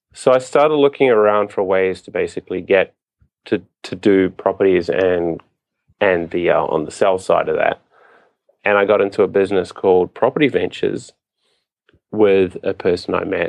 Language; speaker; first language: English; native; English